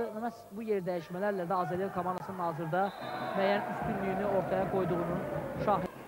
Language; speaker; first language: Azerbaijani; native; Azerbaijani